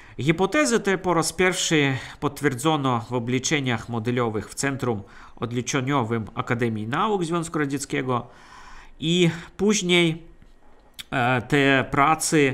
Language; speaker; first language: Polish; non-native, fluent; Russian